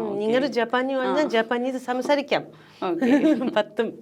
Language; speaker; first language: Malayalam; non-native, learner; Japanese